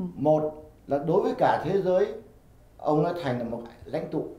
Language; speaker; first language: Vietnamese; native; Vietnamese